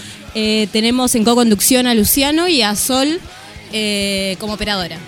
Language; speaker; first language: Spanish; native; Spanish